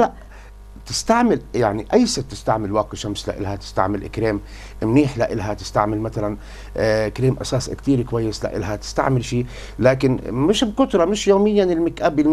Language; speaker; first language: Arabic; native; Arabic